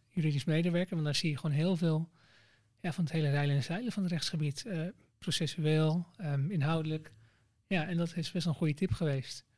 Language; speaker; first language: Dutch; native; Dutch